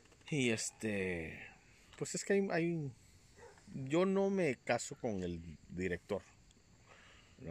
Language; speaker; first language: Spanish; native; Spanish